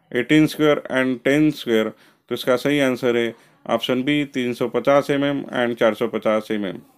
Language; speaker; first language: Hindi; non-native, local second language; Marathi